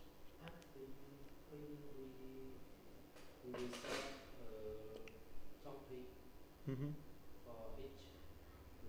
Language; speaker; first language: English; non-native, learner; Vietnamese